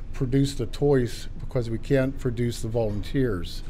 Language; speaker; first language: English; native; English